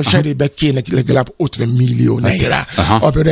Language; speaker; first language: Hungarian; non-native, learner; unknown